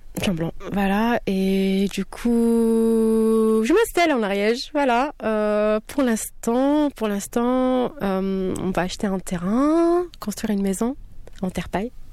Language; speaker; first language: French; early bilingual, other home language; Kabyle